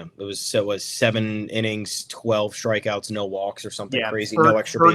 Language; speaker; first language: English; native; English